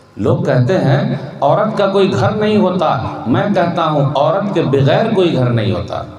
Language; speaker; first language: Urdu; native; Urdu